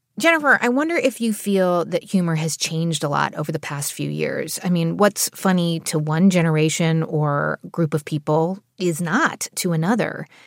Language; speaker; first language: English; native; English